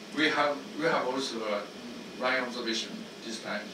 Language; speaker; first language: English; non-native, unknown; Japanese